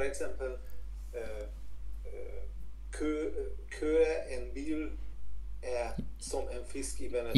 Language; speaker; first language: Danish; non-native, learner; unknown